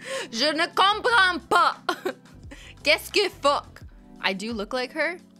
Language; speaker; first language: French; non-native, learner; English